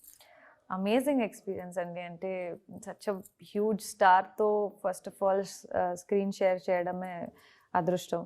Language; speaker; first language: Telugu; non-native, fluent; Kannada